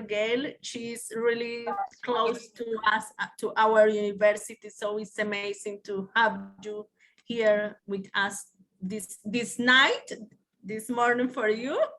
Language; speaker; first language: English; non-native, learner; Spanish